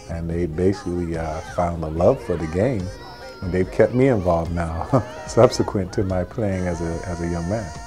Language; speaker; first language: English; native; English